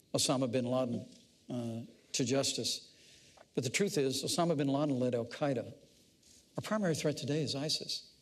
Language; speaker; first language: English; native; English